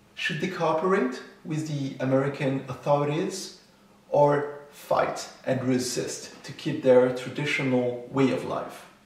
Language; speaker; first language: English; non-native, fluent; French